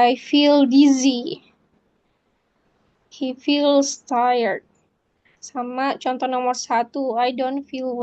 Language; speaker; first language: English; non-native, fluent; Indonesian